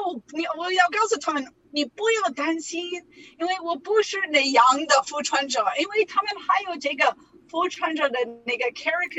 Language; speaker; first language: Chinese; non-native, learner; English